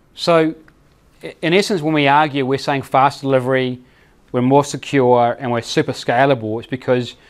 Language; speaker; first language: English; native; English